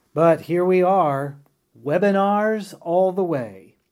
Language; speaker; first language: English; native; English